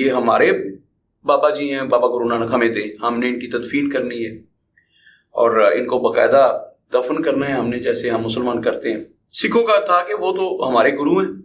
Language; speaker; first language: Urdu; non-native, local second language; Punjabi